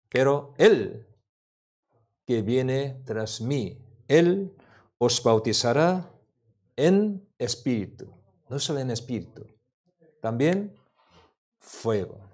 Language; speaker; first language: Spanish; non-native, learner; Korean